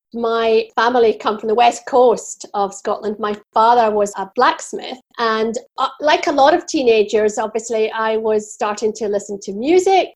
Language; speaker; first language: English; native; English